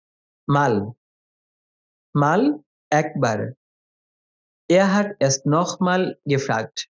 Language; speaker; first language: German; non-native, fluent; Bangla